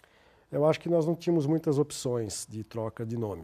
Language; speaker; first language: Portuguese; native; Portuguese